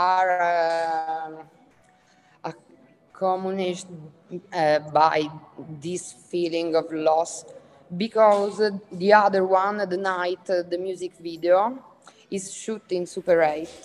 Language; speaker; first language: English; non-native, learner; Italian